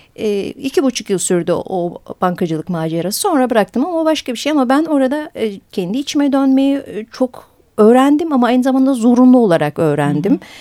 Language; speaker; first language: Turkish; early bilingual, heritage; Turkish